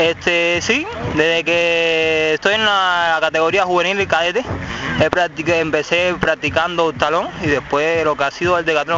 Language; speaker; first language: Spanish; native; Spanish